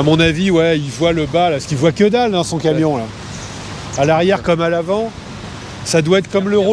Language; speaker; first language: French; native; French